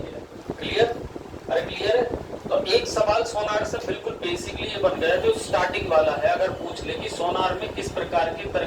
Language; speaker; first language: Hindi; native; Hindi